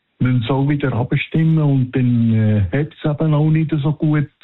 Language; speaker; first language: German; non-native, local second language; Italian